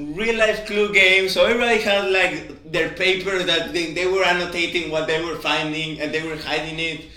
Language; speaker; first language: English; non-native, fluent; Spanish